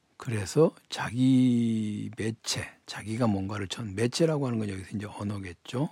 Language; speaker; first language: Korean; native; Korean